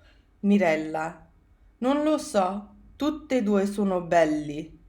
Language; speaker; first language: Italian; non-native, fluent; English